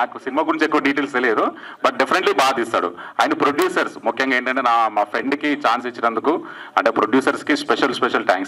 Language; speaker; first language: Telugu; native; Telugu